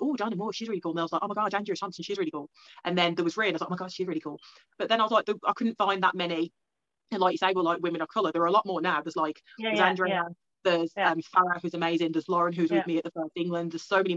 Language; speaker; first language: English; native; English